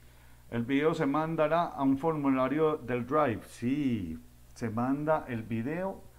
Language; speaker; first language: Spanish; native; Spanish